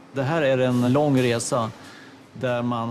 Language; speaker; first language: Swedish; native; Swedish